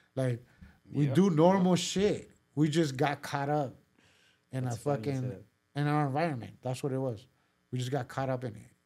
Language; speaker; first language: English; early bilingual, other home language; Spanish